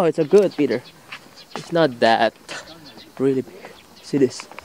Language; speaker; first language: English; non-native, learner; Indonesian